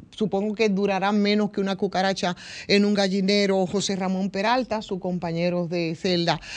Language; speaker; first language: Spanish; native; Spanish